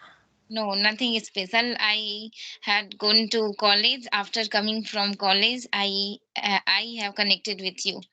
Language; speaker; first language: English; non-native, learner; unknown